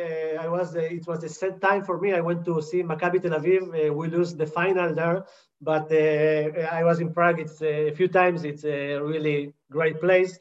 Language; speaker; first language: English; non-native, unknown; Hebrew